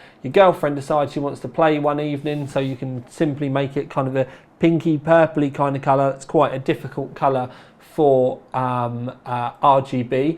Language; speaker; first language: English; native; English